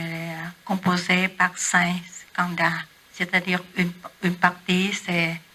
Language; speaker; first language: French; non-native, learner; Vietnamese